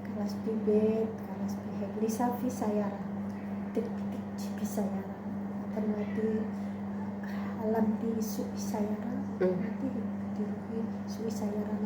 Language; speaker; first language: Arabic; non-native, learner; Indonesian